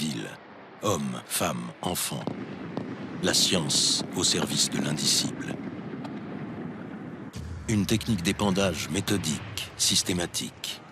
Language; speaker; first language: French; native; French